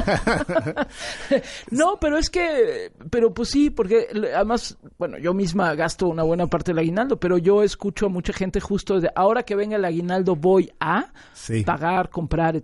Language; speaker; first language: Spanish; native; Spanish